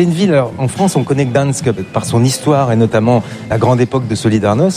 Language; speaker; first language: French; native; French